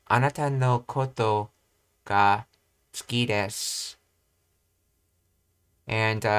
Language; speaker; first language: Japanese; non-native, learner; English